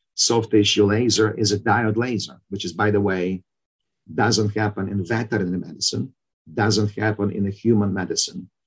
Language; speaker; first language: English; non-native, fluent; Ukrainian